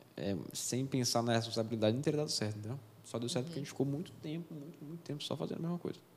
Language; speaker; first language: Portuguese; native; Portuguese